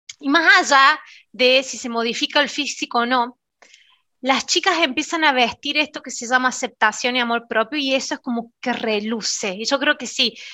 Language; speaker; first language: Spanish; native; Spanish